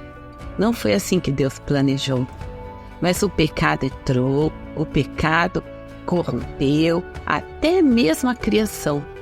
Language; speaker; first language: Portuguese; native; Portuguese